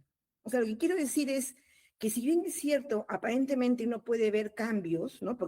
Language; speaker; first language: Spanish; native; Spanish